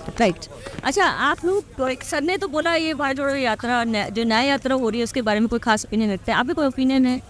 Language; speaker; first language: Hindi; native; Hindi